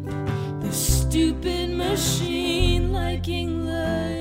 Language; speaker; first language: English; native; English